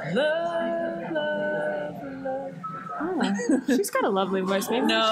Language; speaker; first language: English; native; English